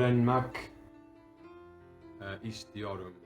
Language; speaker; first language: Turkish; non-native, learner; English